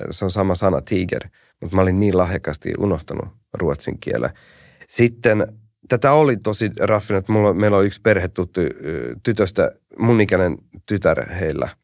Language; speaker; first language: Finnish; early bilingual, heritage; Finnish